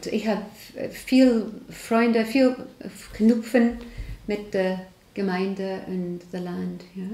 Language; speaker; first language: German; non-native, learner; English